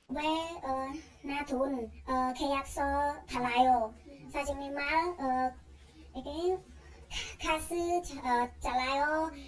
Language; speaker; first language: Korean; non-native, learner; Vietnamese